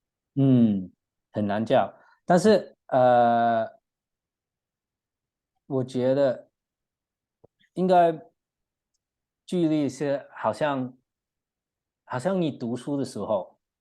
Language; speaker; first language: Chinese; non-native, learner; English